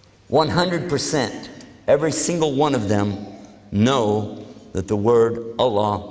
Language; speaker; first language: English; native; English